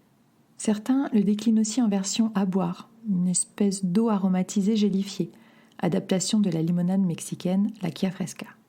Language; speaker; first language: French; native; French